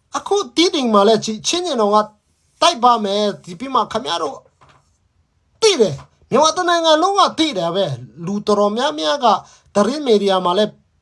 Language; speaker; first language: Burmese; non-native, local second language; Hakha Chin